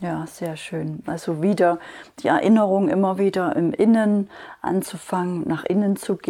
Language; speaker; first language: German; native; German